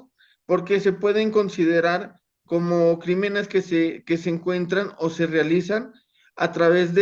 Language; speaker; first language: Spanish; native; Spanish